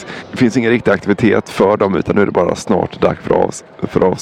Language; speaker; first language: Swedish; native; Swedish